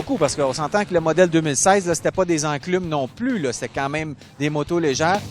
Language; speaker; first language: French; native; French